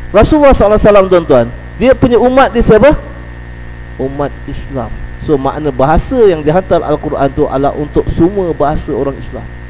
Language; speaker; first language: Malay; native; Malay